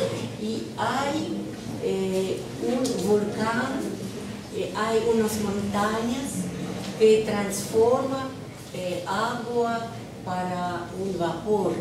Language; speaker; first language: Spanish; non-native, learner; Russian